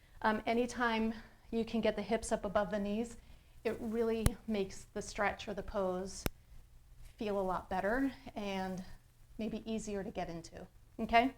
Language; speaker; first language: English; native; English